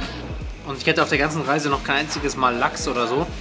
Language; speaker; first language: German; native; German